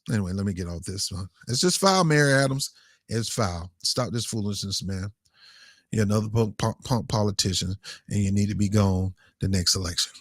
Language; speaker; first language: English; native; English